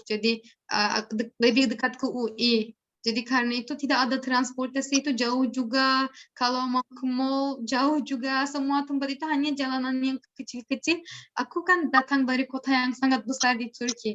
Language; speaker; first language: Indonesian; non-native, learner; Turkish